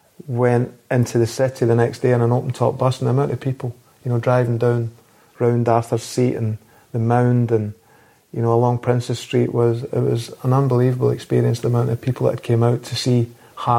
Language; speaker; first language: English; native; English